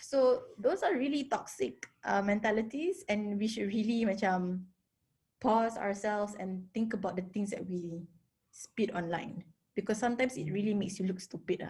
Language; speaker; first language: English; non-native, local second language; Malay